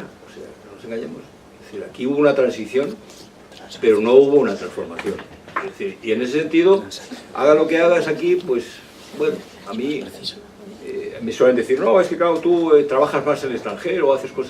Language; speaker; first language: Spanish; native; Spanish